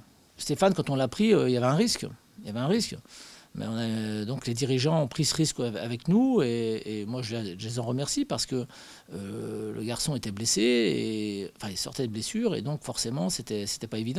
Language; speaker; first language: French; native; French